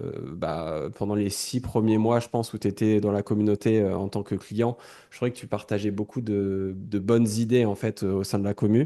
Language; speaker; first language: French; native; French